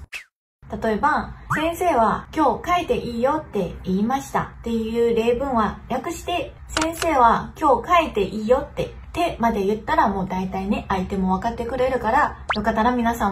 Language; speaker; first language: Japanese; non-native, fluent; Chinese